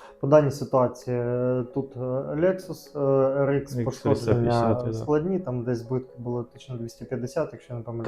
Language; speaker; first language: Ukrainian; native; Ukrainian